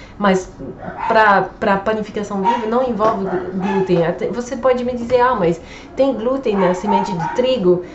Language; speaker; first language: Portuguese; non-native, fluent; French